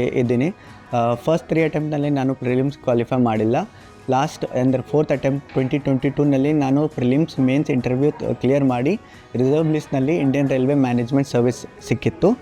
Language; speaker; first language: Kannada; non-native, local second language; Urdu